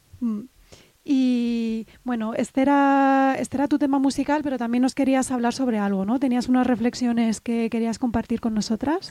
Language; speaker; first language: Spanish; native; Spanish